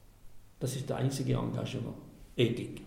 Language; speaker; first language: German; non-native, fluent; Arabic